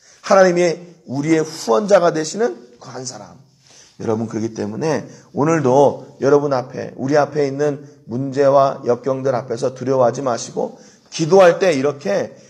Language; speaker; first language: Korean; native; Korean